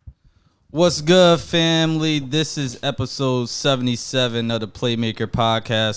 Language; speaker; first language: English; native; English